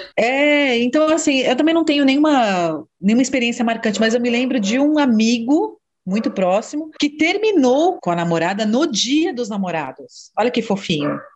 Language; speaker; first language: Portuguese; native; Portuguese